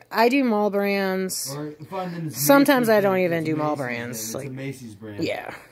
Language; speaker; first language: English; native; English